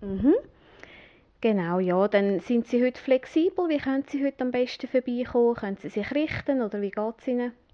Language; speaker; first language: German; native; German